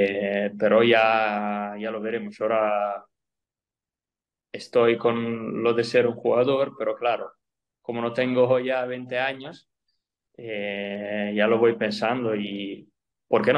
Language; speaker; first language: Spanish; non-native, fluent; Italian